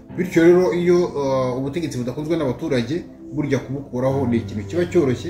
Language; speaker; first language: Kinyarwanda; native; Kinyarwanda